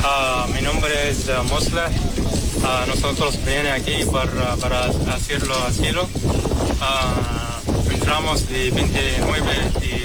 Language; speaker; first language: Spanish; non-native, learner; Arabic